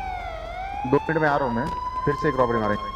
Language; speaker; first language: Hindi; native; Hindi